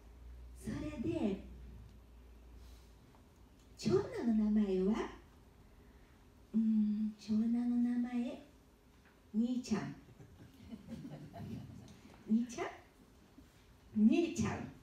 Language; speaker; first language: Japanese; early bilingual, heritage; Japanese